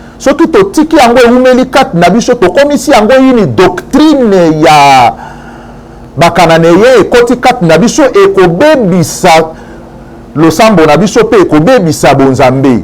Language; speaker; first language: Lingala; native; Lingala